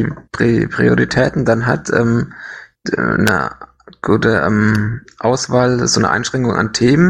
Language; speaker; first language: German; native; German